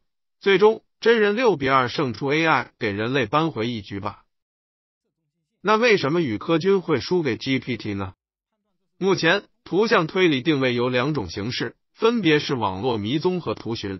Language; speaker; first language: Chinese; native; Chinese